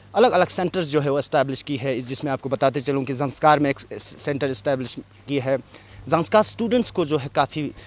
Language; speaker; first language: Hindi; non-native, local second language; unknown